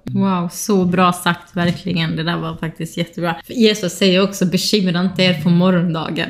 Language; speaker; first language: Swedish; early bilingual, other home language; Kurdish